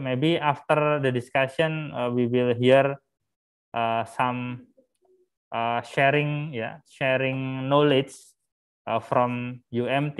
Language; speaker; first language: English; non-native, fluent; Indonesian